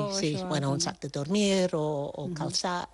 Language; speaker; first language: Catalan; non-native, fluent; French